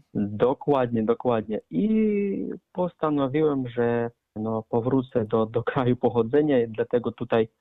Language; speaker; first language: Polish; non-native, fluent; Russian